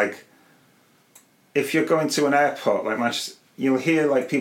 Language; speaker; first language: English; non-native, local second language; Welsh